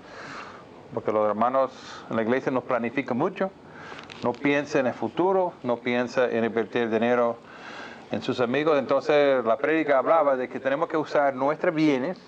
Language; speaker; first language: Spanish; non-native, fluent; English